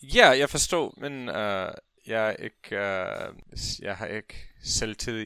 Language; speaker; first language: Danish; non-native, learner; English